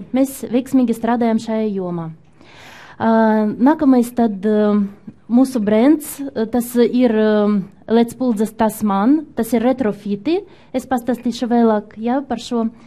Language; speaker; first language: Latvian; non-native, local second language; Russian